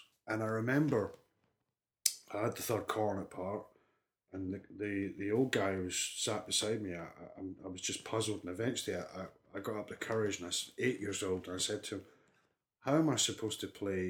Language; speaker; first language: English; native; English